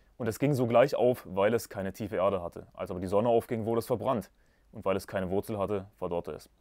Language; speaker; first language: German; native; German